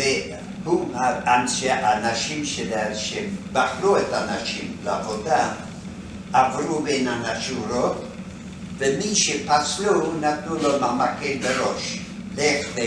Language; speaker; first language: Hebrew; non-native, fluent; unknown